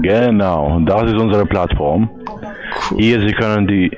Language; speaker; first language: German; non-native, learner; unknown